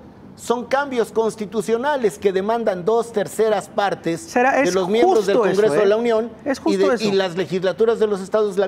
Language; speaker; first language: Spanish; native; Spanish